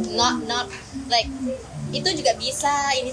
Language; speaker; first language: Indonesian; non-native, learner; Thai